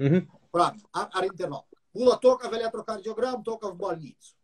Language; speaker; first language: Russian; non-native, learner; English